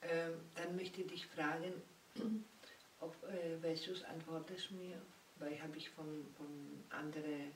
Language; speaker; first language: German; non-native, learner; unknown